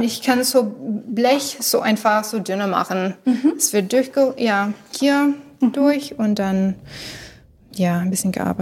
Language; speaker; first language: German; non-native, learner; English